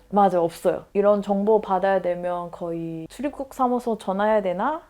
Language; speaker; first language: Korean; non-native, fluent; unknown